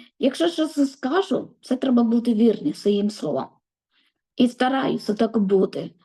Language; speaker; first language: Ukrainian; non-native, learner; Malayalam